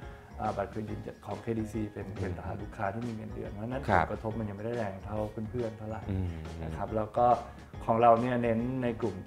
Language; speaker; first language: Thai; native; Thai